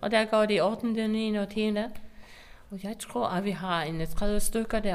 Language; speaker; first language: Danish; non-native, local second language; Faroese